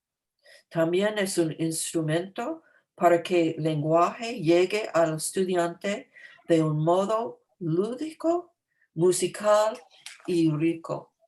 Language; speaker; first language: Spanish; non-native, fluent; English